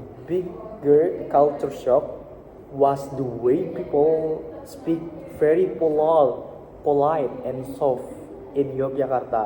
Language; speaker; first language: English; non-native, learner; Indonesian